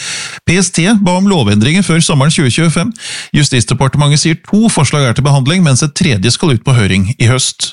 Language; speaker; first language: Norwegian; native; Norwegian